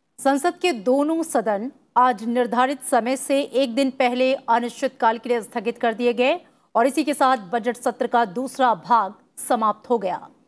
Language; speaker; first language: Hindi; native; Hindi